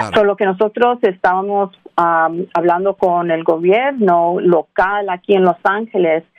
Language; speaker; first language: Spanish; early bilingual, heritage; Spanish